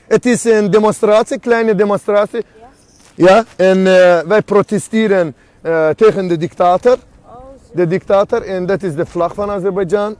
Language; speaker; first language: Dutch; non-native, fluent; Azerbaijani